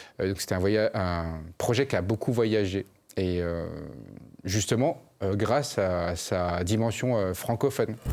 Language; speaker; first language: French; early bilingual, other home language; Khmer